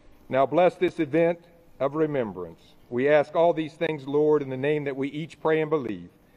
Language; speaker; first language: English; native; English